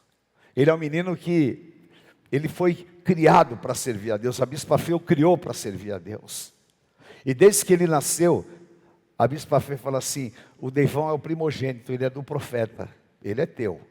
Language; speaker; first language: Portuguese; native; Portuguese